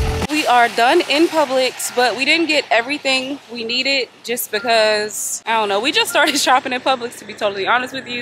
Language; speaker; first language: English; native; English